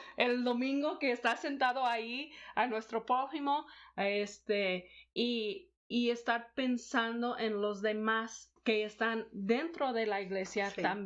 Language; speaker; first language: Spanish; non-native, fluent; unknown